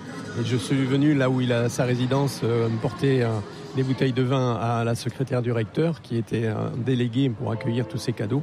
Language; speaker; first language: French; native; French